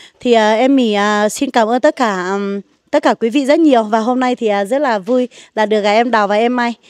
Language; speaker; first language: Vietnamese; non-native, local second language; Hmong